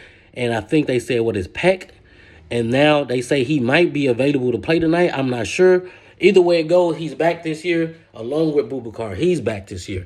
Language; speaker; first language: English; native; English